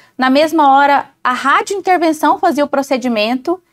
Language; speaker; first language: Portuguese; native; Portuguese